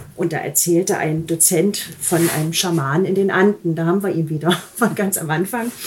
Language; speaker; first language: German; native; German